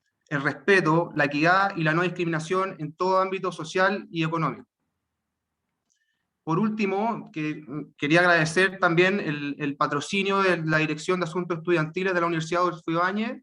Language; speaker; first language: Spanish; native; Spanish